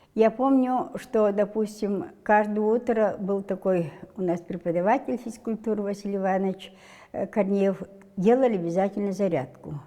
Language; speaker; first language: Russian; non-native, local second language; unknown